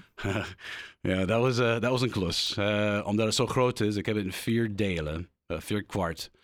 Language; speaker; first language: Dutch; non-native, learner; English